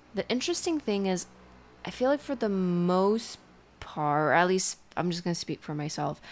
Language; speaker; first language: English; native; English